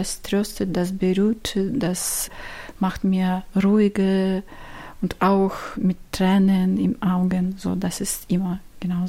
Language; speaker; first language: German; non-native, learner; Ukrainian